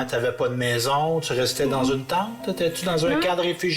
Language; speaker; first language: French; native; French